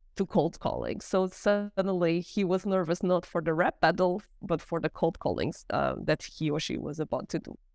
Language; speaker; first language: English; non-native, fluent; Portuguese